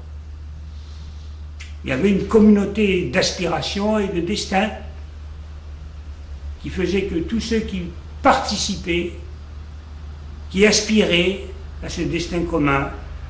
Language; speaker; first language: French; native; French